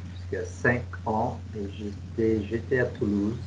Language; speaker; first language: French; non-native, fluent; English